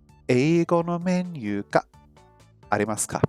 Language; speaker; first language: Japanese; non-native, learner; English